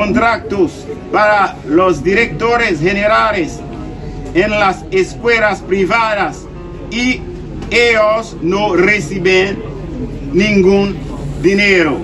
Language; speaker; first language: Spanish; non-native, learner; Haitian Creole